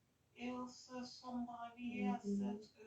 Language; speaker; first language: French; non-native, learner; English